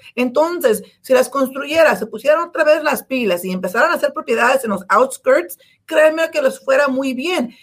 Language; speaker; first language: Spanish; early bilingual, heritage; Spanish